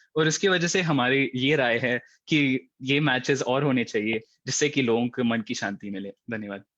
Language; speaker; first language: Hindi; native; Hindi